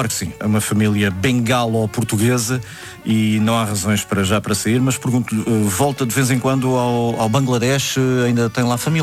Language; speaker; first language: Portuguese; native; Portuguese